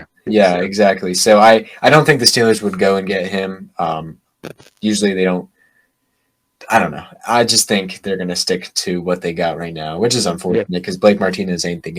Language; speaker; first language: English; native; English